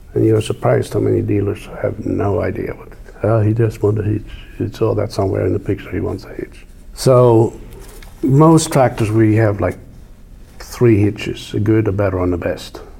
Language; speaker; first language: English; non-native, fluent; Swedish